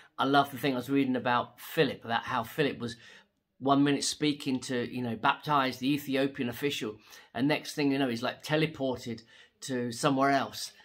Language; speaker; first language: English; native; English